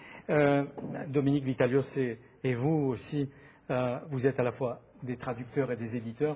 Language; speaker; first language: French; native; French